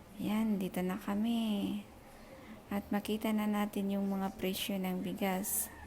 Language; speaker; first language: Filipino; non-native, local second language; Cebuano